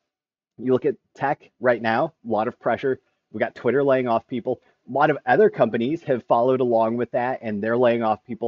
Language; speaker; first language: English; native; English